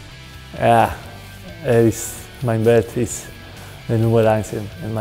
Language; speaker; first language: German; non-native, learner; Spanish